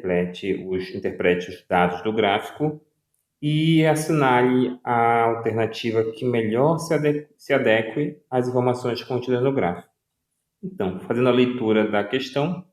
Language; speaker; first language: Portuguese; native; Portuguese